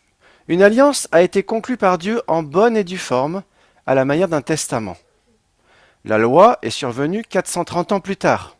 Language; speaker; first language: French; native; French